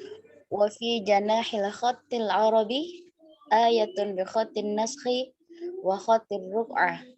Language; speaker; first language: Arabic; non-native, learner; Indonesian